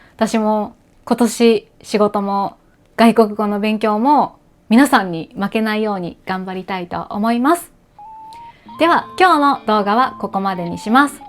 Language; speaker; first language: Japanese; native; Japanese